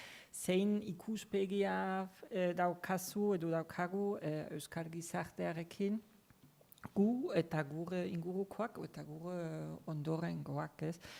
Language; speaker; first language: Basque; non-native, fluent; German